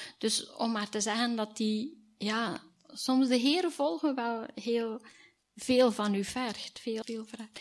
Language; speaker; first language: Dutch; native; Dutch